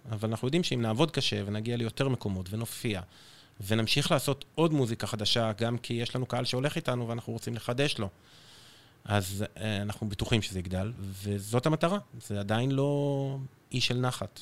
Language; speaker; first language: Hebrew; native; Hebrew